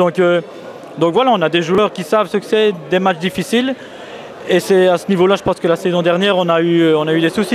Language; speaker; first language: French; native; French